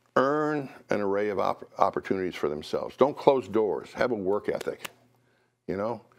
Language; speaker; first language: English; native; English